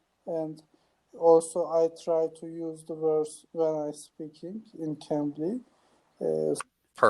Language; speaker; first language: English; non-native, learner; Turkish